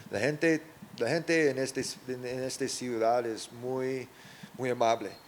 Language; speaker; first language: Spanish; non-native, learner; English